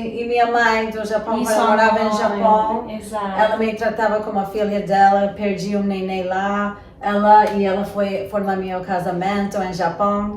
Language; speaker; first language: Portuguese; non-native, fluent; English